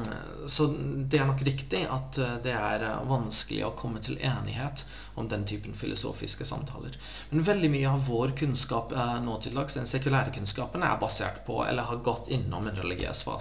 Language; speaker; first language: Norwegian; non-native, fluent; English